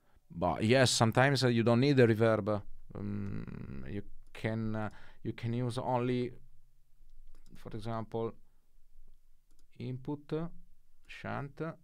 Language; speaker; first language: English; non-native, fluent; Italian